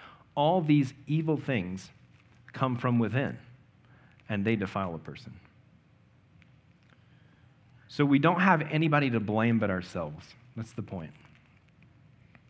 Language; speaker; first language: English; native; English